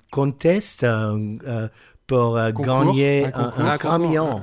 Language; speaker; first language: French; non-native, learner; English